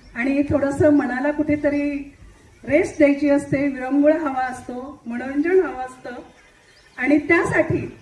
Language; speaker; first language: Marathi; native; Marathi